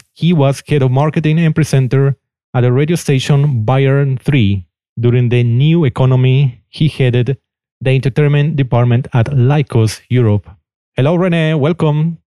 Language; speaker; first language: English; non-native, fluent; Spanish